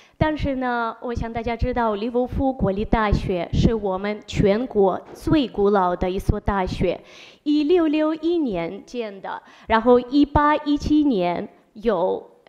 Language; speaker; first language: Chinese; non-native, fluent; Ukrainian